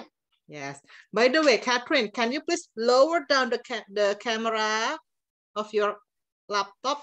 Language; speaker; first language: English; non-native, fluent; Indonesian